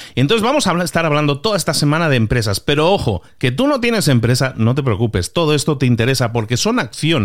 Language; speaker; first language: Spanish; native; Spanish